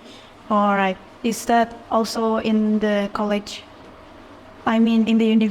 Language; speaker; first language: English; non-native, fluent; Indonesian